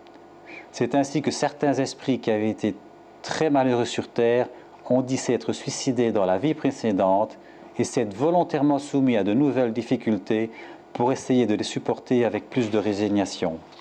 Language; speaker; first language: French; native; French